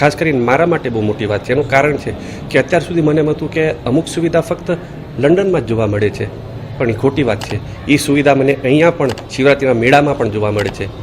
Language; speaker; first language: Gujarati; early bilingual, heritage; Gujarati